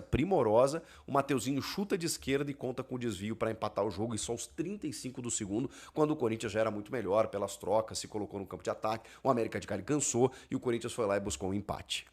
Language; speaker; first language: Portuguese; native; Portuguese